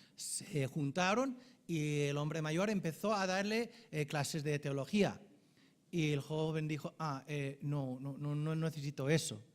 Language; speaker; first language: Spanish; non-native, fluent; English